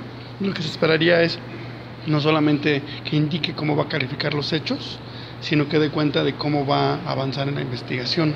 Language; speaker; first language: Spanish; native; Spanish